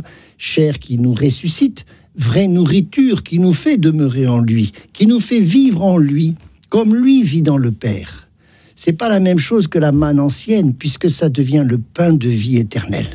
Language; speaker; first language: French; native; French